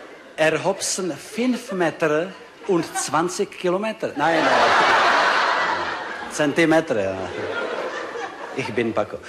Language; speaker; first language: German; non-native, learner; Czech